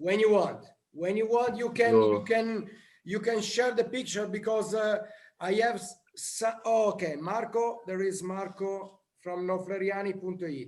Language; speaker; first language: English; non-native, learner; Italian